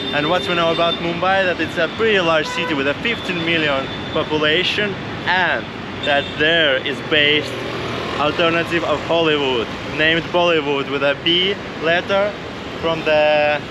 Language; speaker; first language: English; non-native, fluent; Russian